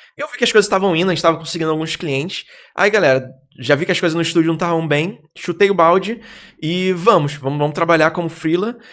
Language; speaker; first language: Portuguese; native; Portuguese